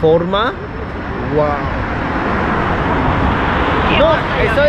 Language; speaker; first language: Spanish; non-native, learner; Japanese